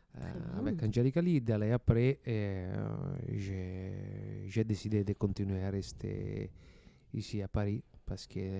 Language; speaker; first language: French; non-native, fluent; Italian